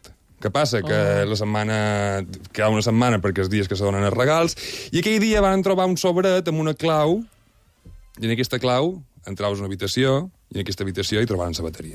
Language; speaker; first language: Catalan; native; Catalan